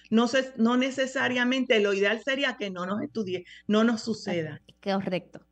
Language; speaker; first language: Spanish; native; Spanish